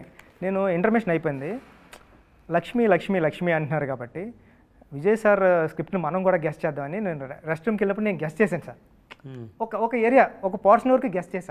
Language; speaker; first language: Telugu; native; Telugu